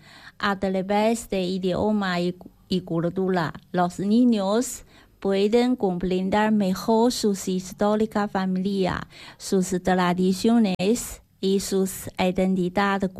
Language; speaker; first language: Spanish; non-native, learner; Chinese